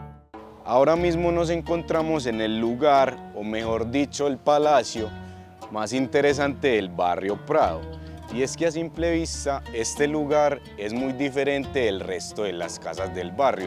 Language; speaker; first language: Spanish; native; Spanish